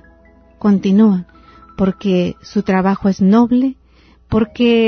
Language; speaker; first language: Spanish; native; Spanish